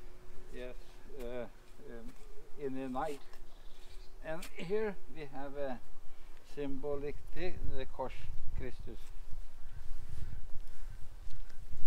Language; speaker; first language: English; non-native, learner; Norwegian